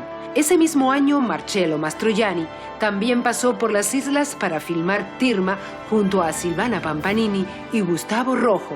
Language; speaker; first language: Spanish; native; Spanish